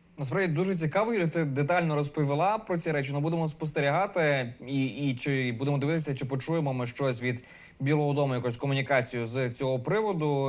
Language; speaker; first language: Ukrainian; native; Ukrainian